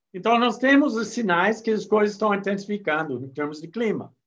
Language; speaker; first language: Portuguese; non-native, fluent; English